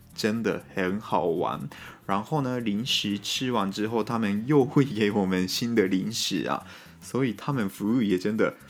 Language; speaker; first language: Chinese; non-native, fluent; Japanese